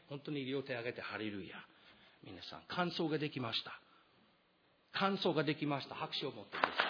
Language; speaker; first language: Japanese; non-native, fluent; English